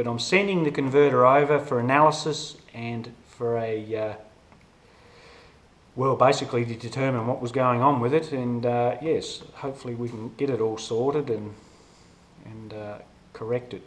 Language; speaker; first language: English; native; English